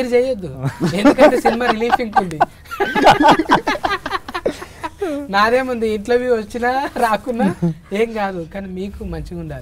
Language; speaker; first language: Telugu; native; Telugu